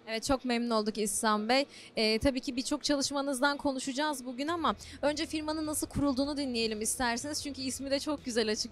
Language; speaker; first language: Turkish; native; Turkish